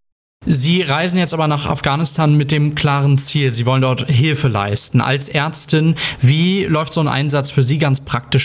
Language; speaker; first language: German; native; German